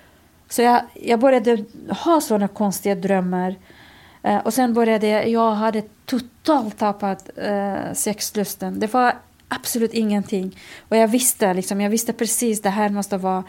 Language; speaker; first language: Swedish; non-native, fluent; Kurdish